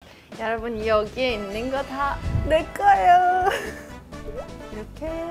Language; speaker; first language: Korean; non-native, fluent; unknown